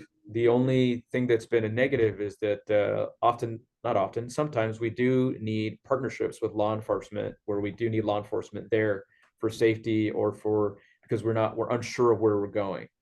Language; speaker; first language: English; native; English